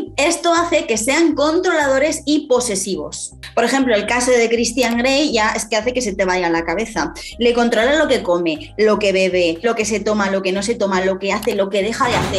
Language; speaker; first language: Spanish; native; Spanish